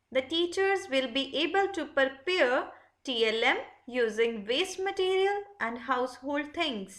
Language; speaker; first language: English; non-native, local second language; Punjabi